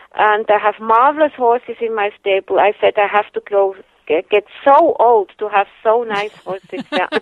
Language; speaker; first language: English; non-native, fluent; Swiss German